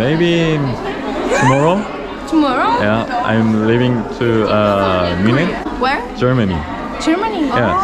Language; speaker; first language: English; non-native, learner; Korean